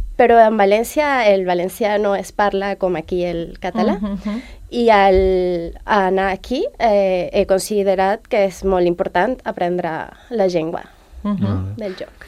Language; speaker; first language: Catalan; non-native, learner; Spanish